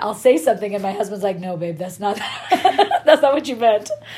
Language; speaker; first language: English; early bilingual, other home language; Persian